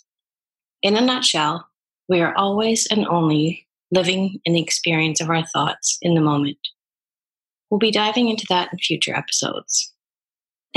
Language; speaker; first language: English; native; English